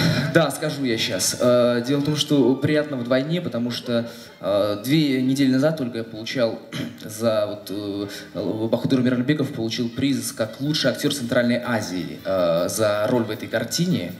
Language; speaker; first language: Russian; non-native, local second language; Tajik